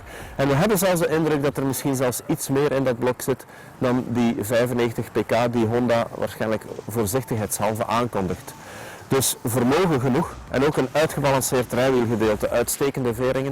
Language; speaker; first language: Dutch; native; Dutch